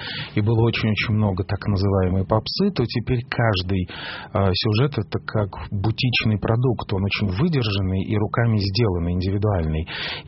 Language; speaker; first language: Russian; native; Russian